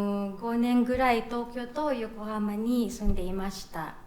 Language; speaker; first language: Japanese; non-native, learner; English